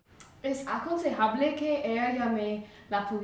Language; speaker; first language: Spanish; non-native, learner; English